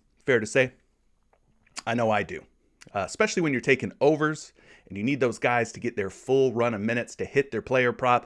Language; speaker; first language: English; native; English